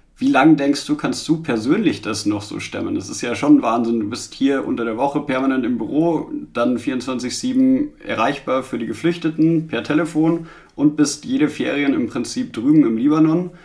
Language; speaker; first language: German; native; German